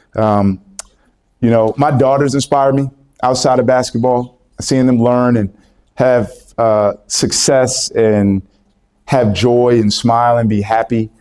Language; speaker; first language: English; native; English